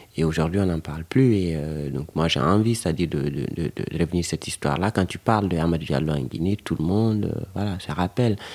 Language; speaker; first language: French; non-native, local second language; Fula